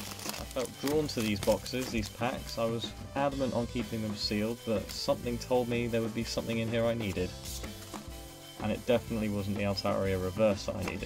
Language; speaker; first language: English; native; English